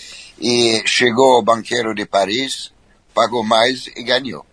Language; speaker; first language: Portuguese; non-native, fluent; French